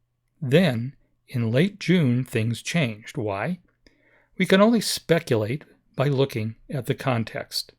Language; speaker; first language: English; native; English